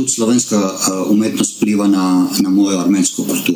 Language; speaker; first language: Slovenian; non-native, learner; Armenian